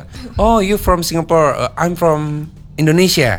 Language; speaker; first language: English; non-native, learner; Indonesian